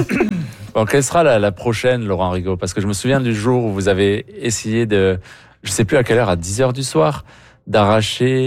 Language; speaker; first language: French; native; French